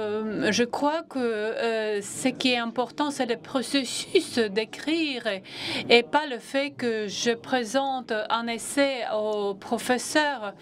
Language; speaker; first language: French; non-native, fluent; Latvian